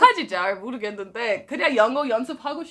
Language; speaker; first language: Korean; non-native, learner; English